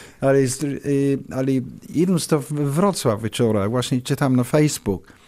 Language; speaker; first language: Polish; non-native, learner; English